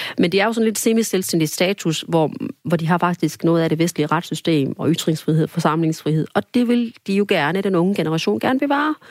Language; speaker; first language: Danish; early bilingual, other home language; Tamil